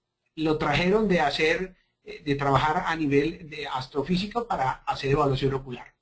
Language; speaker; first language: Spanish; native; Spanish